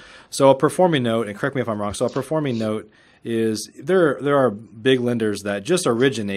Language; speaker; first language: English; native; English